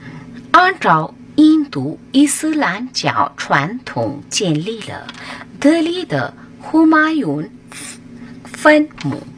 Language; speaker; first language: Chinese; non-native, fluent; Hindi